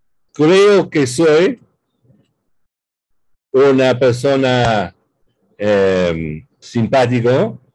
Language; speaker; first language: Spanish; non-native, learner; English